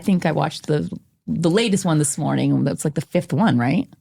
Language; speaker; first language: English; native; English